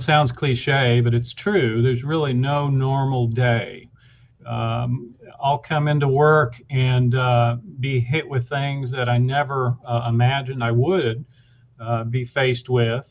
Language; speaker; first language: English; native; English